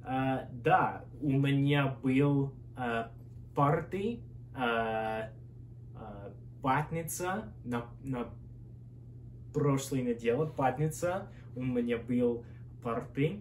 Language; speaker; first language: Russian; non-native, learner; English